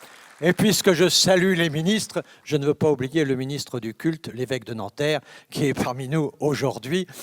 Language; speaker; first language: French; native; French